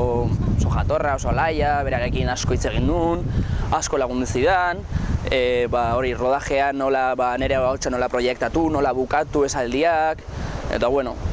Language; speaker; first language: Basque; non-native, local second language; Spanish